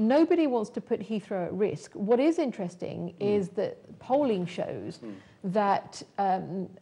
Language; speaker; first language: English; native; English